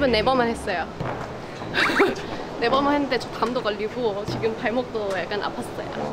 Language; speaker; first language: Korean; non-native, fluent; Thai